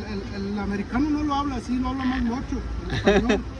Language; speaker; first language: Spanish; native; Spanish